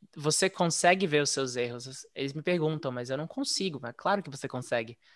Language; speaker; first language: Portuguese; native; Portuguese